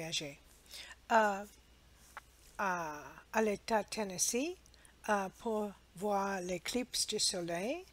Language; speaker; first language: French; non-native, learner; English